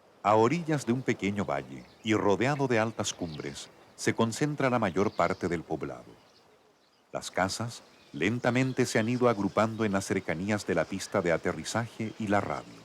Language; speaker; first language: Spanish; native; Spanish